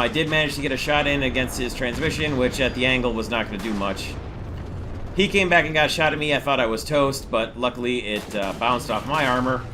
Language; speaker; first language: English; native; English